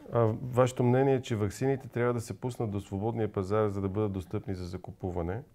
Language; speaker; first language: Bulgarian; native; Bulgarian